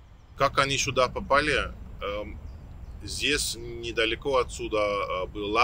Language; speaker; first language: Russian; non-native, fluent; Dutch